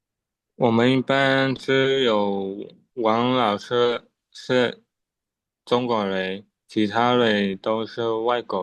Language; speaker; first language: Chinese; non-native, learner; Burmese